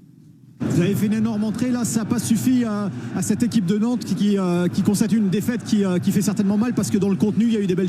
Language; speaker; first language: French; native; French